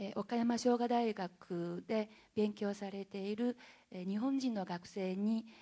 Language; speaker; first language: Japanese; non-native, fluent; Chinese